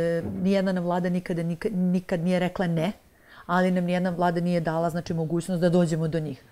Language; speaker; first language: Serbian; native; Serbian